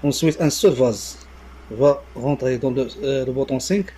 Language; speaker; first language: French; non-native, local second language; Arabic